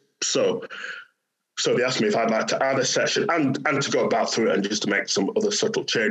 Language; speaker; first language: English; native; English